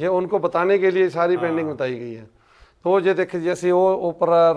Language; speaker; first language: Hindi; non-native, local second language; Punjabi